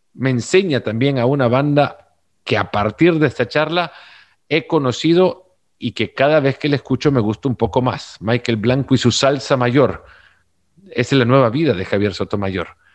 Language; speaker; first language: Spanish; native; Spanish